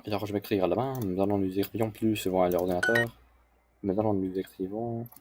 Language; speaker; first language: French; non-native, learner; English